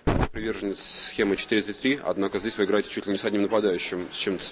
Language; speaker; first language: Russian; native; Russian